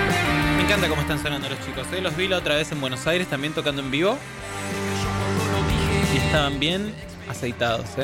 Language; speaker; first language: Spanish; native; Spanish